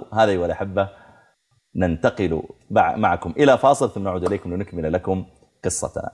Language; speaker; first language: Arabic; native; Arabic